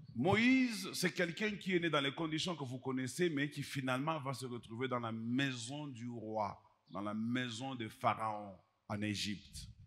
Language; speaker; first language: French; native; French